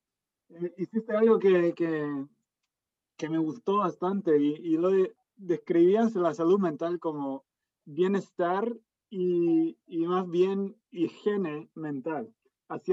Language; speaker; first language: Spanish; early bilingual, heritage; Spanish